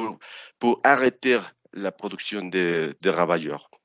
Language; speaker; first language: French; non-native, fluent; Spanish